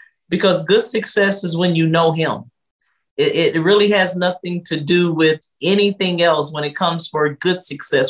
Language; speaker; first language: English; native; English